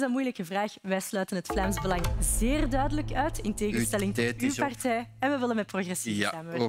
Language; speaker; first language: Dutch; native; Dutch